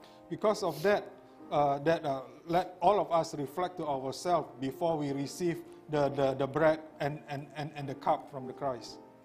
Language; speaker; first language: English; non-native, fluent; Indonesian